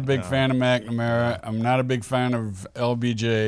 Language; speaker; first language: English; native; English